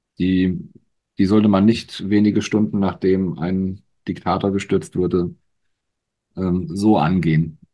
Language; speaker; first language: German; native; German